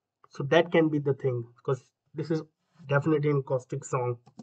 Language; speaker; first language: English; non-native, local second language; Hindi